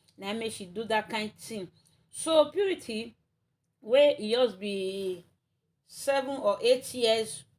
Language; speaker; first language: Nigerian Pidgin; native; Nigerian Pidgin